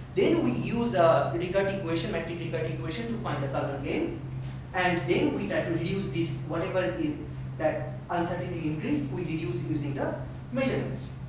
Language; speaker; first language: English; non-native, local second language; Bangla